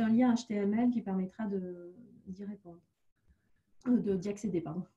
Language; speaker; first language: French; native; French